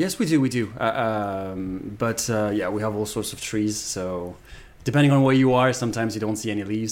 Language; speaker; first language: English; non-native, fluent; Japanese